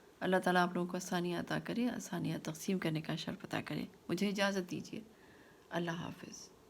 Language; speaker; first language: Urdu; native; Urdu